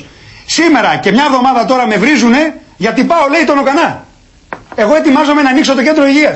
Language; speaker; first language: Greek; native; Greek